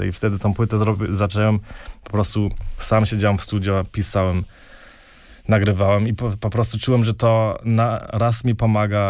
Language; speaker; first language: Polish; early bilingual, heritage; Polish